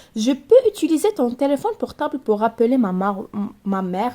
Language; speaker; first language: French; non-native, local second language; Arabic